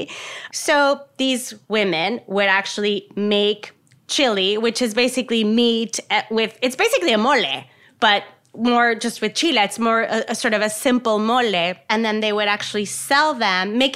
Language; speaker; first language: English; native; English